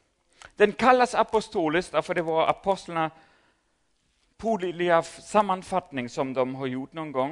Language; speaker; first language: Swedish; non-native, fluent; German